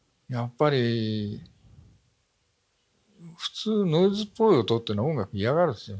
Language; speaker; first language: Japanese; native; Japanese